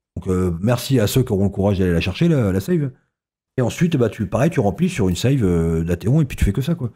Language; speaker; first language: French; native; French